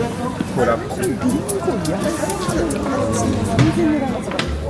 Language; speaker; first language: Japanese; native; Japanese